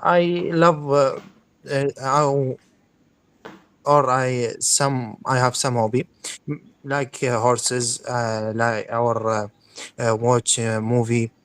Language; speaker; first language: English; non-native, learner; Arabic